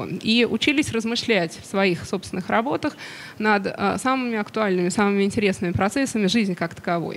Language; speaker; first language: Russian; native; Russian